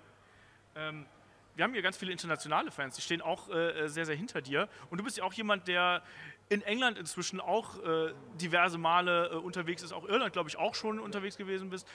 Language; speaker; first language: German; native; German